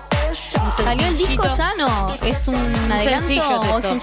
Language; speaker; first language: Spanish; native; Spanish